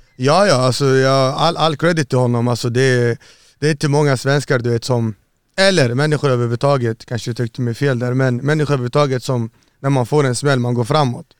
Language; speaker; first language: Swedish; early bilingual, other home language; Arabic